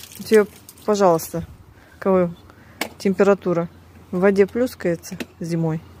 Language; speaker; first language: Russian; native; Russian